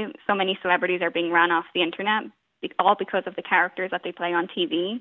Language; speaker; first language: English; native; English